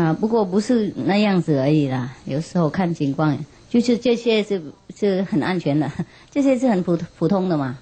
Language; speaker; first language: Chinese; non-native, fluent; Vietnamese